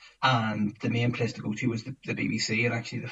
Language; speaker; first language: English; native; English